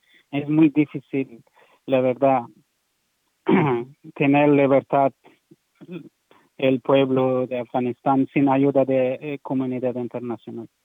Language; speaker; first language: Spanish; non-native, learner; Persian